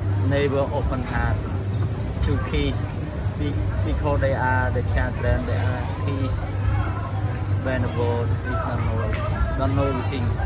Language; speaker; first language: English; non-native, learner; Khmer